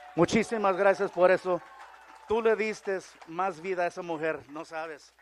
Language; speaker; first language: Spanish; early bilingual, heritage; Spanish